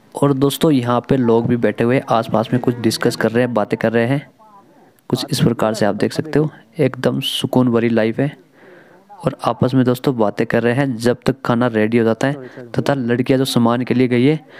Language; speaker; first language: Hindi; native; Hindi